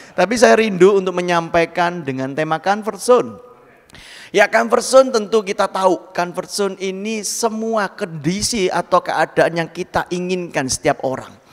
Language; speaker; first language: Indonesian; native; Indonesian